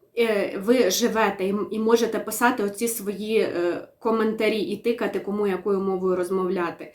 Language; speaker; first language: Ukrainian; non-native, local second language; Russian